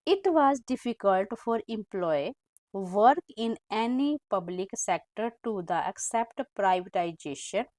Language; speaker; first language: English; non-native, local second language; Punjabi